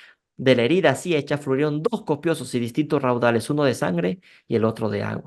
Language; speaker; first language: Spanish; native; Spanish